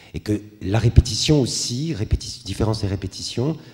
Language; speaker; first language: French; native; French